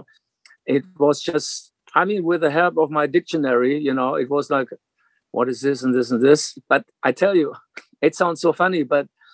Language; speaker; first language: English; non-native, fluent; German